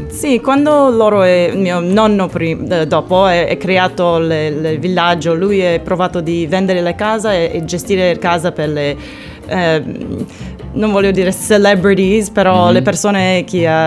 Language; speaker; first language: Italian; non-native, learner; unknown